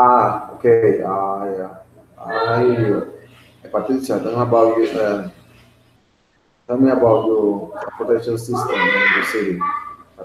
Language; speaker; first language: English; non-native, learner; Spanish